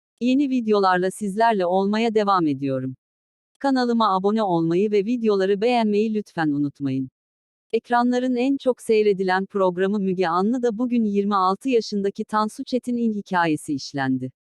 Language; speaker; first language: Turkish; native; Turkish